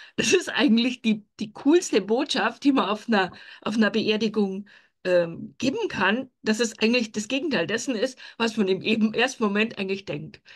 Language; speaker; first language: German; native; German